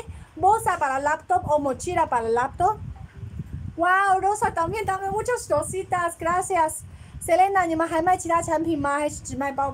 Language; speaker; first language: Spanish; non-native, learner; Chinese